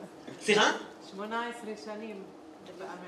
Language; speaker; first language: Hebrew; non-native, local second language; Arabic